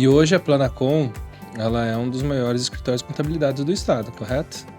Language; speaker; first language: Portuguese; native; Portuguese